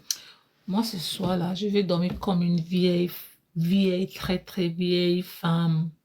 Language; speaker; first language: French; non-native, fluent; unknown